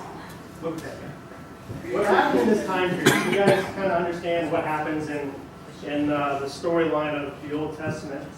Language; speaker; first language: English; native; English